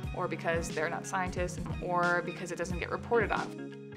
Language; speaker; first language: English; native; English